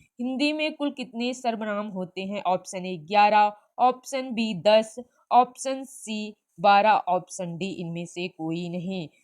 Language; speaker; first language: Hindi; native; Hindi